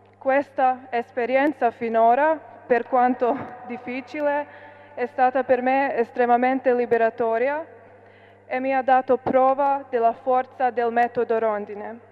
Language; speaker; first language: Italian; non-native, fluent; Bosnian